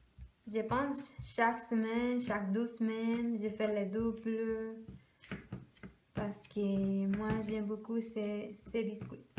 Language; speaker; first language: French; non-native, learner; Spanish